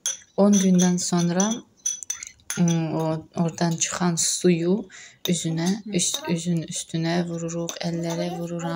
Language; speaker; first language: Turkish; non-native, learner; Azerbaijani